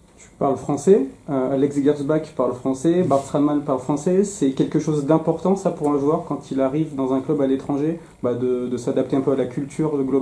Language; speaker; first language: French; native; French